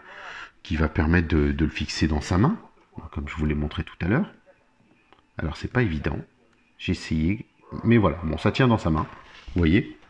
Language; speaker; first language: French; native; French